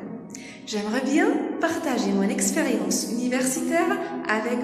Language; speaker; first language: French; non-native, fluent; Arabic